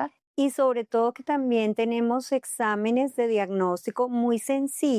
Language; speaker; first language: Spanish; native; Spanish